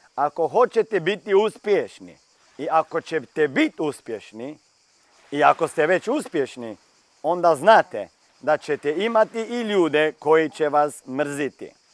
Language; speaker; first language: Croatian; early bilingual, heritage; Croatian